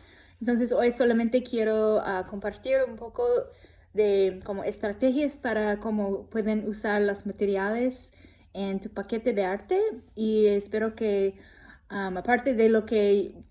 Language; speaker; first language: Spanish; non-native, learner; English